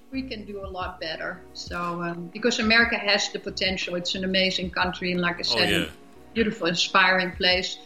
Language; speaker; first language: English; non-native, fluent; Dutch